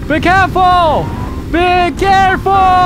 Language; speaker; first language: English; non-native, learner; Korean